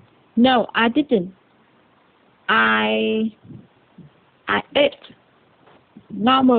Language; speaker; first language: English; non-native, learner; Vietnamese